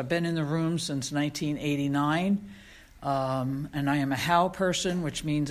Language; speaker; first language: English; native; English